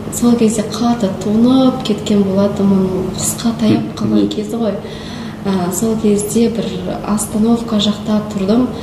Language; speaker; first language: Kazakh; non-native, local second language; Russian